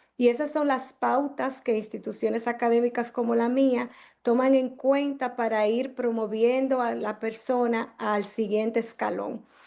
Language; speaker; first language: Spanish; native; Spanish